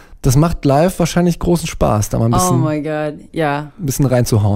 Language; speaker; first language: German; native; German